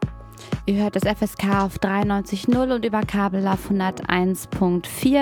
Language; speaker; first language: German; native; German